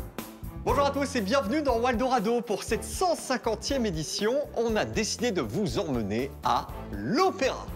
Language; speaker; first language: French; native; French